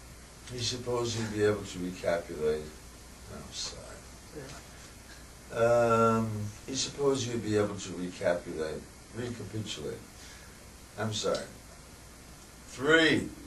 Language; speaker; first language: English; native; English